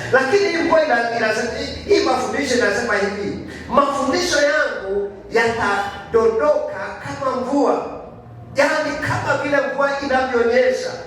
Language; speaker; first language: Swahili; non-native, local second language; Kikuyu